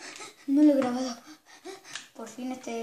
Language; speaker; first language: Spanish; native; Spanish